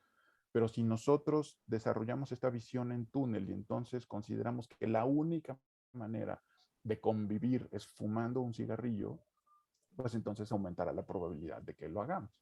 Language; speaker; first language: Spanish; native; Spanish